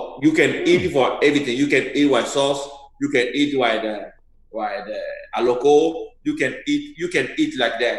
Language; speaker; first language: English; non-native, learner; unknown